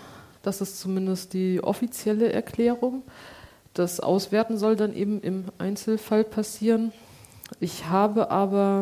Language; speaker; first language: German; native; German